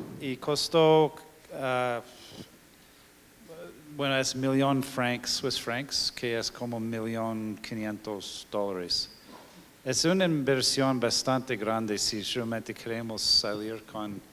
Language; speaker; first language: Spanish; non-native, fluent; English